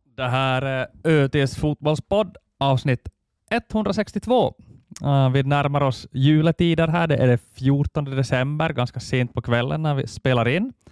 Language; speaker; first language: Swedish; native; Swedish